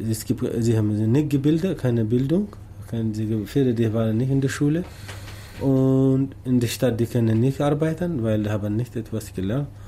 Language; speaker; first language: German; non-native, learner; Tamasheq